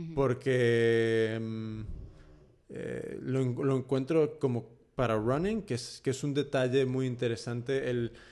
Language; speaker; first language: Spanish; early bilingual, heritage; Spanish